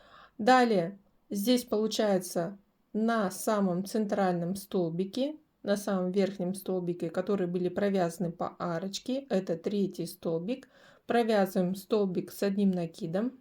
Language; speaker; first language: Russian; native; Russian